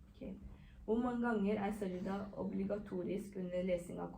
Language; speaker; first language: Norwegian; early bilingual, other home language; Urdu